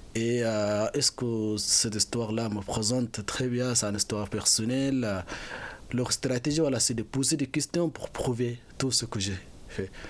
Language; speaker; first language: French; non-native, fluent; Arabic